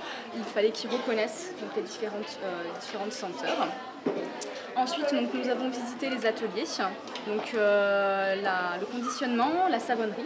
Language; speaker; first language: French; native; French